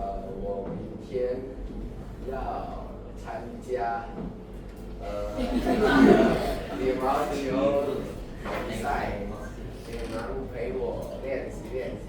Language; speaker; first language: Chinese; non-native, learner; Indonesian